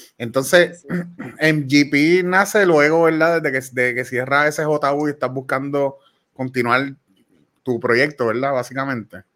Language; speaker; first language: Spanish; native; Spanish